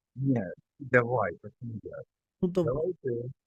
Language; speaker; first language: Russian; native; Russian